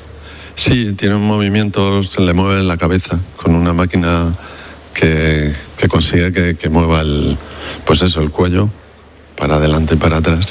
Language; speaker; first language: Spanish; native; Spanish